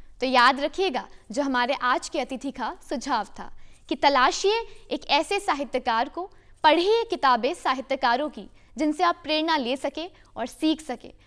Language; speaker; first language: Hindi; native; Hindi